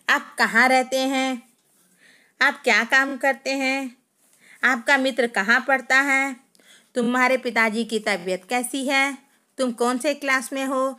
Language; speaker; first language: Hindi; non-native, local second language; Telugu